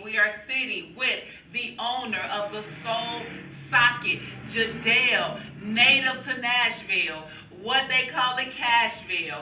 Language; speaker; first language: English; native; English